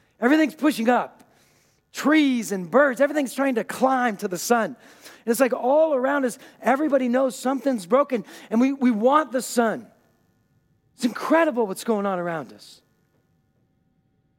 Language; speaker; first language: English; native; English